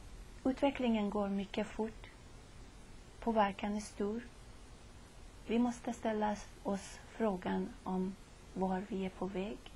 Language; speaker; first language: Swedish; non-native, fluent; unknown